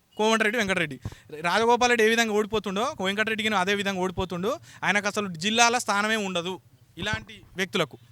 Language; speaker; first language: Telugu; native; Telugu